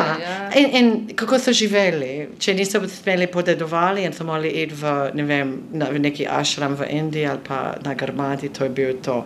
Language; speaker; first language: Slovenian; non-native, fluent; English